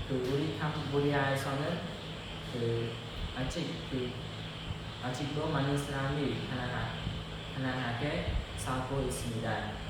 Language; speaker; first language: Korean; non-native, learner; Khmer